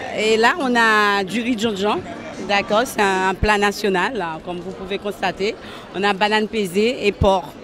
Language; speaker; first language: French; non-native, local second language; Haitian Creole